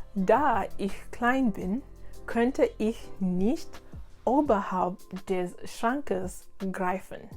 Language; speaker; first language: German; non-native, learner; English